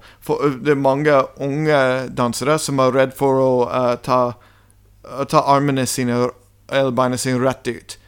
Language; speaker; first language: Norwegian; non-native, fluent; English